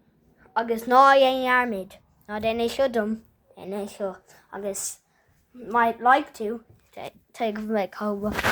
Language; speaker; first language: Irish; non-native, local second language; English